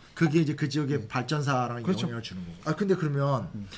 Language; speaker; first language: Korean; native; Korean